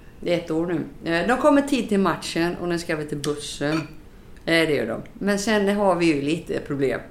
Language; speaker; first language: Swedish; native; Swedish